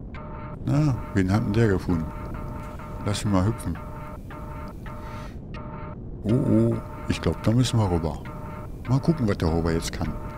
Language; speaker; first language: German; native; German